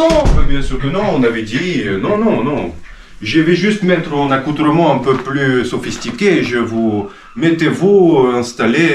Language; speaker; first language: French; non-native, fluent; Romanian